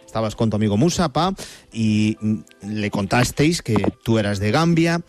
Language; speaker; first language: Spanish; native; Spanish